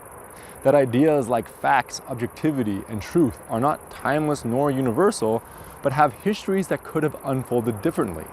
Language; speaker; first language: English; native; English